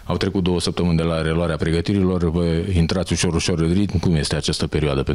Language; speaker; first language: Romanian; native; Romanian